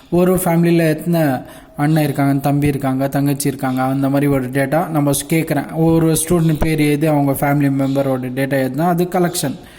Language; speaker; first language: Tamil; non-native, local second language; Urdu